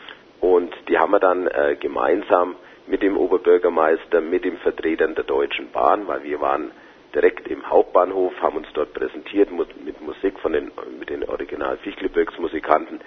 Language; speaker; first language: German; native; German